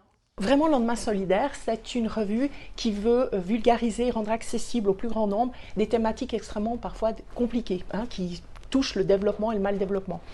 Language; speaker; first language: French; native; French